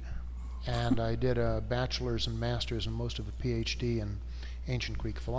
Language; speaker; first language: English; native; English